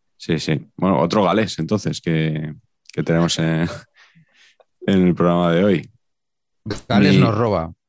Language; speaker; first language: Spanish; native; Spanish